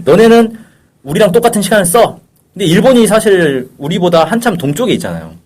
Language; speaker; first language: Korean; native; Korean